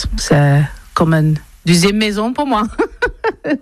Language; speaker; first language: French; non-native, learner; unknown